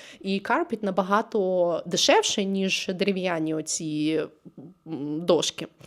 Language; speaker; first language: Ukrainian; native; Ukrainian